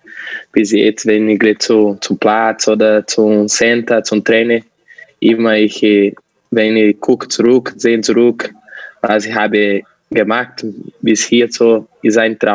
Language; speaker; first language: German; non-native, learner; Portuguese